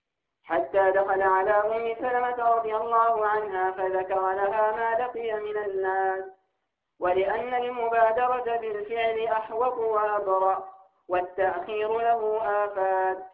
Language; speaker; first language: Arabic; native; Arabic